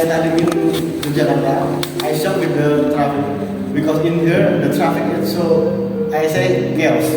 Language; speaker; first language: English; non-native, learner; Indonesian